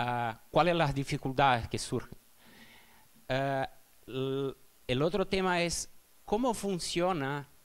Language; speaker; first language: Spanish; non-native, fluent; Portuguese